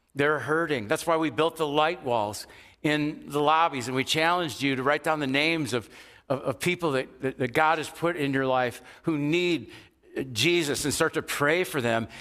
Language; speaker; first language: English; native; English